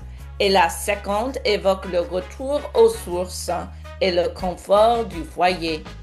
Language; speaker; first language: French; non-native, fluent; English